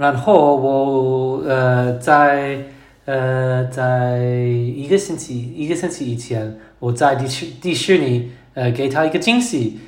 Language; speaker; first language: Chinese; non-native, learner; English